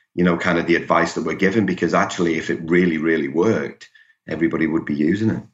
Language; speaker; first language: English; native; English